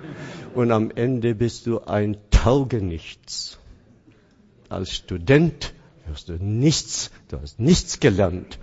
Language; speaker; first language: German; non-native, fluent; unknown